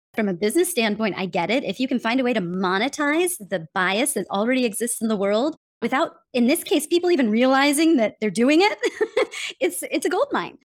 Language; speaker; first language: English; native; English